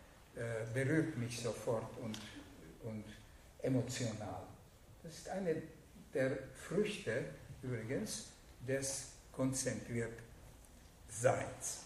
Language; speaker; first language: German; non-native, fluent; Hungarian